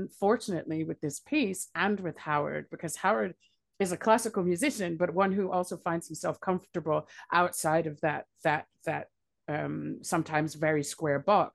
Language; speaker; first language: English; native; English